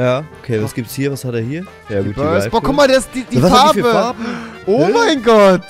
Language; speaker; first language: German; native; German